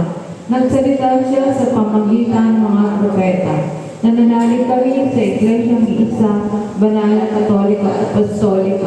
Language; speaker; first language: Filipino; native; Filipino